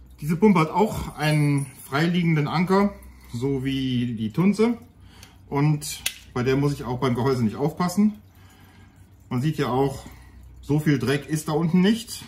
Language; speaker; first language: German; native; German